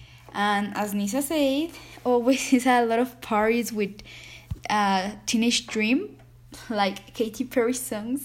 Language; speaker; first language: English; non-native, learner; Spanish